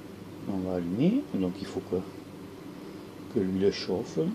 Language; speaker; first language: French; native; French